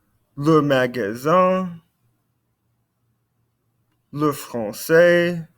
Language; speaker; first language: French; non-native, fluent; English